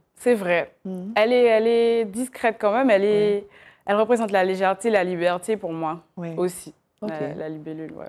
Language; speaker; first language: French; native; French